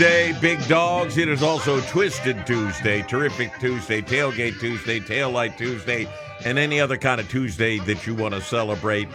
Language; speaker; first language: English; native; English